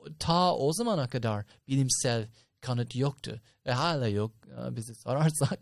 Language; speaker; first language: Turkish; non-native, fluent; English